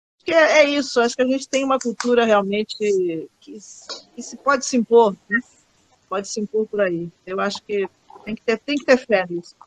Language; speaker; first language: Portuguese; native; Portuguese